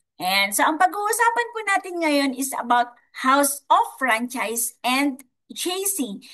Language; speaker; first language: Filipino; non-native, local second language; Iloko